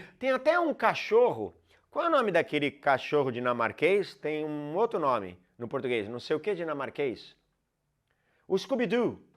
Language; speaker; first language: Portuguese; non-native, fluent; English